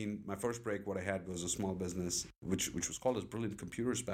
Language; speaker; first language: English; native; English